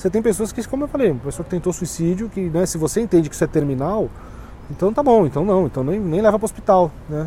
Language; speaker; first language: Portuguese; native; Portuguese